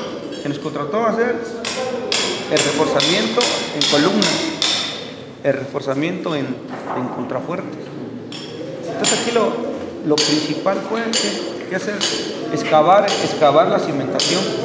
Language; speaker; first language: Spanish; native; Spanish